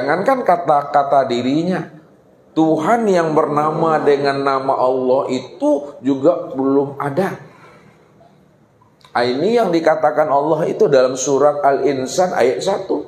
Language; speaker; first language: Indonesian; native; Indonesian